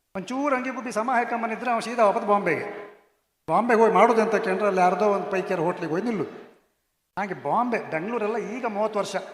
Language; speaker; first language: Kannada; non-native, local second language; Konkani